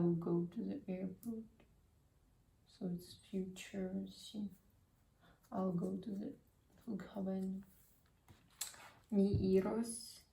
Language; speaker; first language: English; non-native, learner; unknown